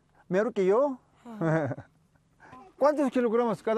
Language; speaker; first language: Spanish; non-native, learner; Korean